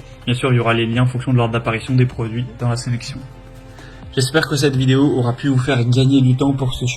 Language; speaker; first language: French; native; French